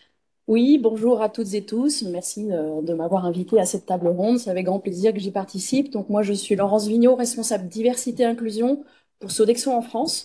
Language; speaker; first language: French; native; French